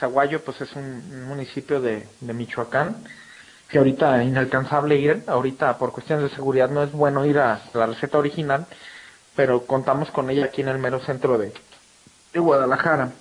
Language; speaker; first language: Spanish; native; Spanish